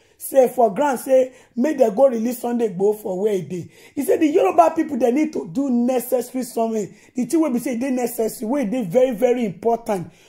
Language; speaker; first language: Nigerian Pidgin; non-native, local second language; Yoruba